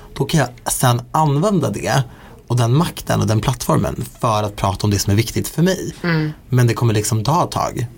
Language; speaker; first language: Swedish; early bilingual, other home language; Persian